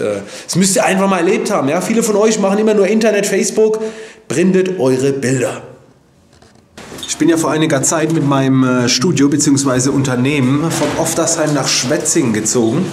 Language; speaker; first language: German; native; German